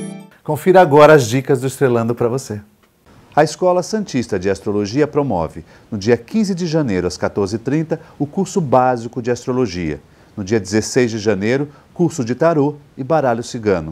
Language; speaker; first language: Portuguese; native; Portuguese